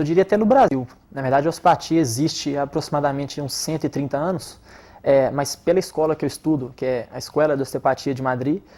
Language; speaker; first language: Portuguese; native; Portuguese